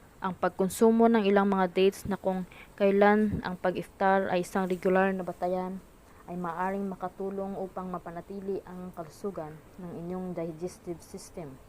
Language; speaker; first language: Filipino; non-native, local second language; Hiligaynon